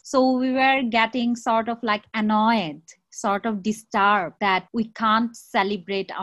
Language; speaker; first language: English; non-native, local second language; Chakma